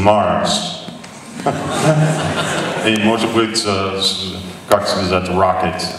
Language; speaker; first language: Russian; non-native, learner; English